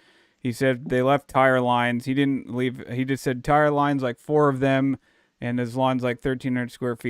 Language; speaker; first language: English; native; English